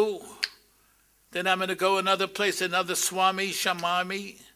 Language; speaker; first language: English; native; English